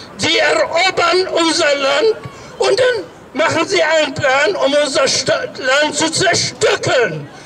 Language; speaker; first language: German; non-native, fluent; Arabic